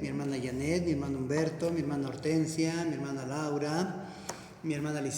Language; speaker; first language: Spanish; native; Spanish